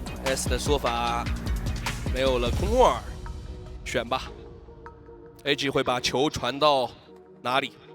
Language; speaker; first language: Chinese; native; Chinese